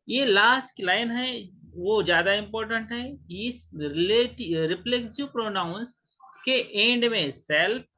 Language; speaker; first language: Hindi; non-native, local second language; Marathi